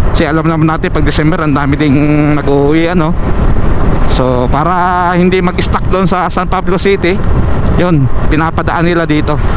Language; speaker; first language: Filipino; native; Filipino